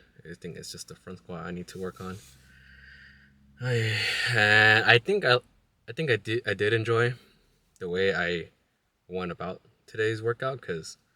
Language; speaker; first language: English; native; English